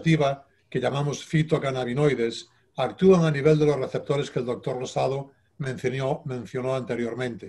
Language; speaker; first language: Spanish; native; Spanish